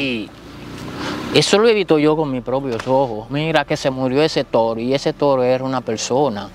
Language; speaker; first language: Spanish; early bilingual, other home language; Haitian Creole